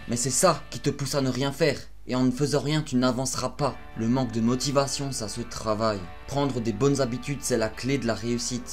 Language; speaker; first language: French; native; French